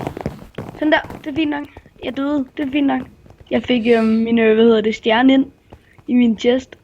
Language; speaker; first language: Danish; native; Danish